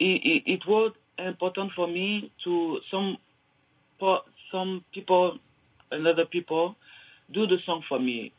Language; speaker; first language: English; non-native, learner; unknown